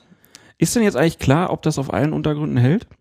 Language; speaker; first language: German; native; German